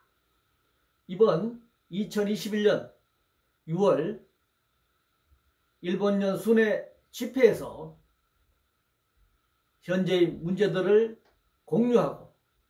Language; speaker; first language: Korean; native; Korean